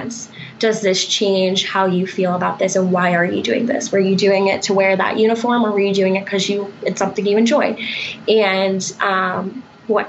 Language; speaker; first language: English; native; English